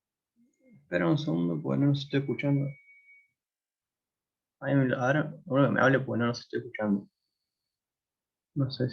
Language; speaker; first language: Spanish; native; Spanish